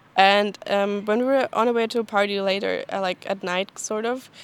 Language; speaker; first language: English; non-native, fluent; German